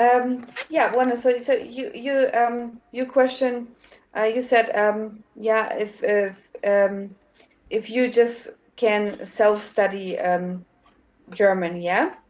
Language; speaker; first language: English; non-native, fluent; German